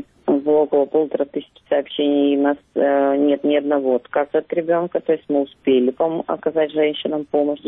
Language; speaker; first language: Russian; native; Russian